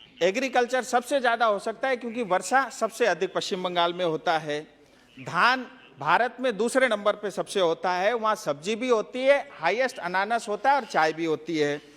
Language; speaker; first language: Hindi; non-native, local second language; Nepali